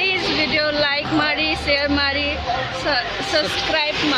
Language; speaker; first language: Kannada; non-native, learner; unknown